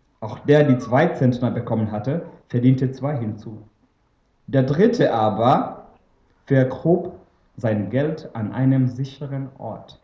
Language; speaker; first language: German; non-native, fluent; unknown